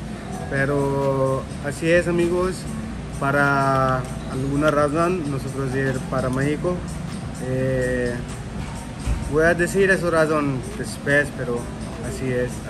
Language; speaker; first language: Spanish; non-native, learner; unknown